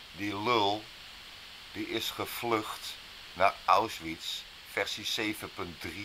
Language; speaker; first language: Dutch; native; Dutch